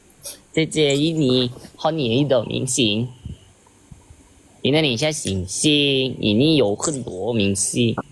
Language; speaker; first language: Chinese; non-native, learner; Indonesian